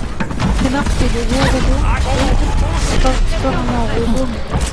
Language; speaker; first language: French; native; French